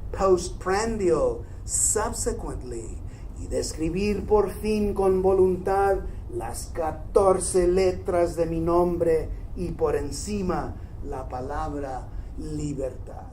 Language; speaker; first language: Spanish; early bilingual, heritage; Spanish